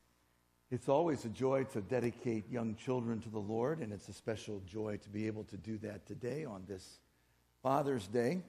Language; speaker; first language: English; native; English